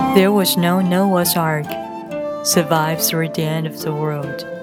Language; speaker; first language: English; non-native, fluent; Chinese